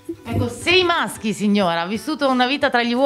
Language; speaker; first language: Italian; native; Italian